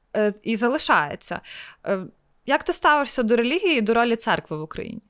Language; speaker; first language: Ukrainian; native; Ukrainian